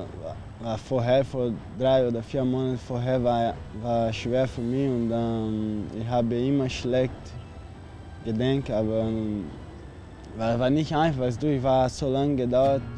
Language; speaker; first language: German; non-native, learner; Portuguese